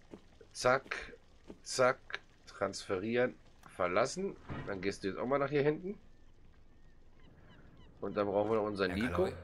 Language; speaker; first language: German; native; German